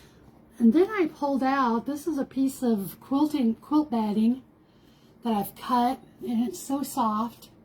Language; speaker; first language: English; native; English